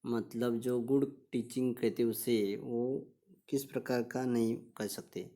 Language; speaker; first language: Hindi; non-native, local second language; Marathi